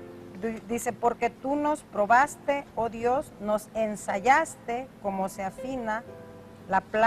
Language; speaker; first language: Spanish; native; Spanish